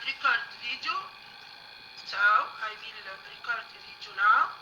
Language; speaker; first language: English; non-native, learner; Arabic